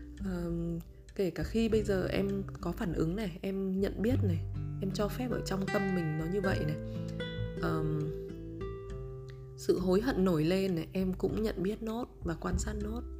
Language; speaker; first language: Vietnamese; native; Vietnamese